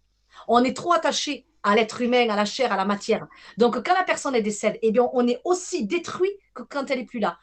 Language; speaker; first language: French; native; French